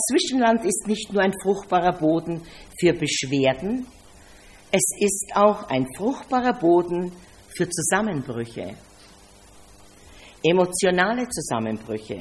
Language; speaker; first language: German; native; German